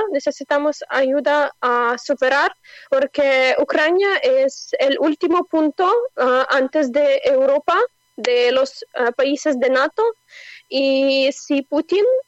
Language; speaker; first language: Spanish; non-native, fluent; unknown